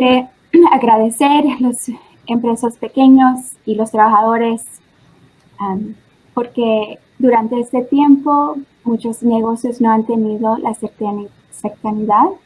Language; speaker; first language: Spanish; early bilingual, heritage; Spanish